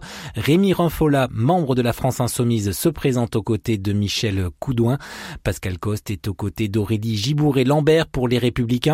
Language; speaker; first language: French; native; French